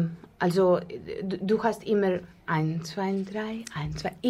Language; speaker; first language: German; non-native, fluent; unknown